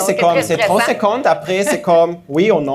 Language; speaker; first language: French; non-native, fluent; German